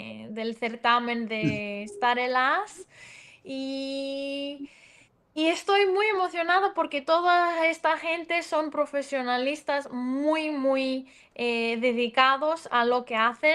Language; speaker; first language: Spanish; non-native, fluent; Greek